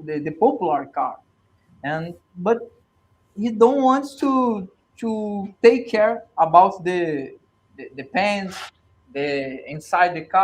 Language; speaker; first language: English; non-native, learner; Portuguese